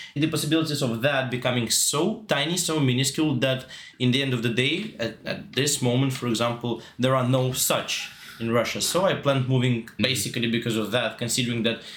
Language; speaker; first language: English; non-native, fluent; Russian